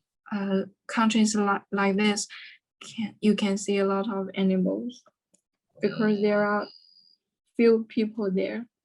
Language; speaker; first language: English; non-native, learner; Chinese